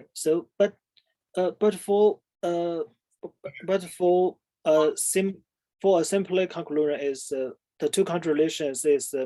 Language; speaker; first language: English; non-native, fluent; Chinese